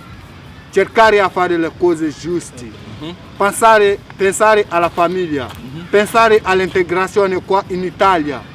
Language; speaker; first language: Italian; non-native, fluent; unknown